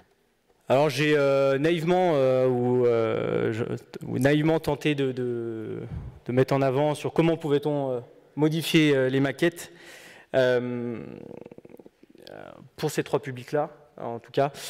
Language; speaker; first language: French; native; French